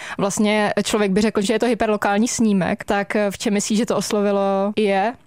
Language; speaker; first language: Czech; native; Czech